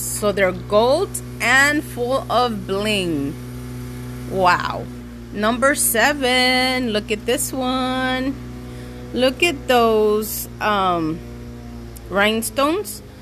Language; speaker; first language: English; early bilingual, other home language; Spanish